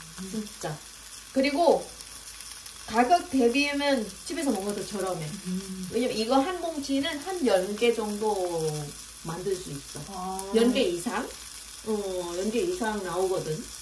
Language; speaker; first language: Korean; non-native, fluent; Vietnamese